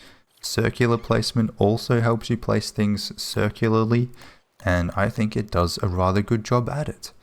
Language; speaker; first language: English; native; English